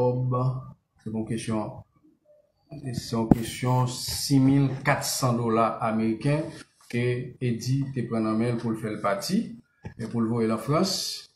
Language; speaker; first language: French; non-native, local second language; Haitian Creole